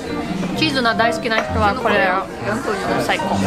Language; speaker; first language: Japanese; non-native, fluent; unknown